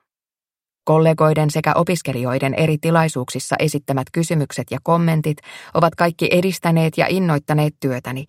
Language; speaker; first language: Finnish; native; Finnish